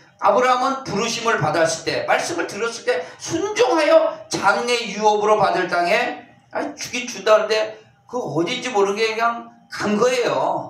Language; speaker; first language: Korean; native; Korean